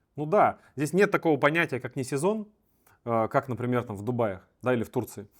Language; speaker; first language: Russian; native; Russian